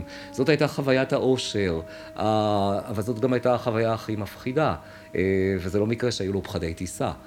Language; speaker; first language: Hebrew; native; Hebrew